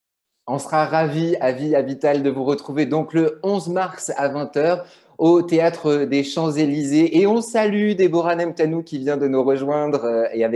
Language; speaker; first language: French; native; French